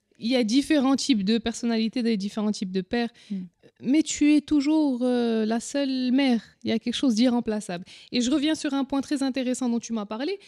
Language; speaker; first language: French; non-native, local second language; Arabic